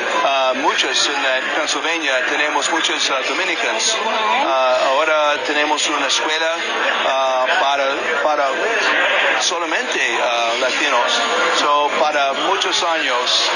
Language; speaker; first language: Spanish; non-native, learner; English